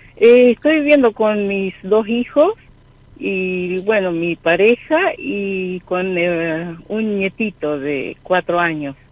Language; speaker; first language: Spanish; native; Spanish